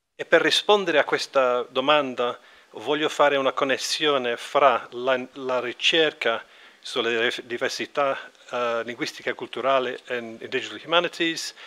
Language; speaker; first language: Italian; non-native, learner; English